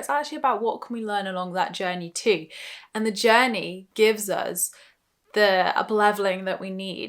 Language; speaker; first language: English; native; English